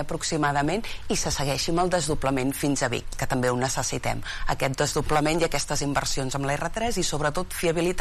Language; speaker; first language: Catalan; native; Catalan